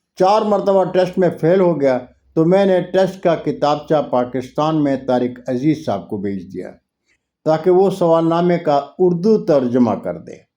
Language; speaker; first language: Urdu; non-native, local second language; Punjabi